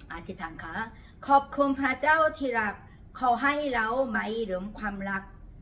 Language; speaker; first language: Thai; non-native, fluent; Korean